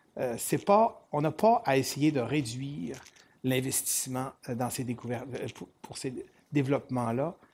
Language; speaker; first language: French; native; French